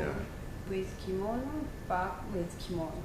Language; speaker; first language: English; non-native, learner; Japanese